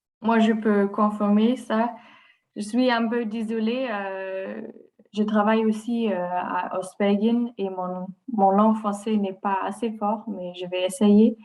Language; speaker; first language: French; non-native, learner; German